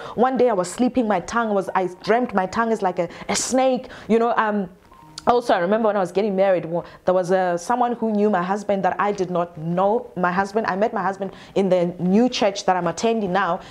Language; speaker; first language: English; non-native, local second language; Northern Sotho